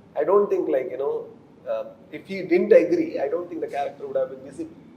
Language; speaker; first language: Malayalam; non-native, learner; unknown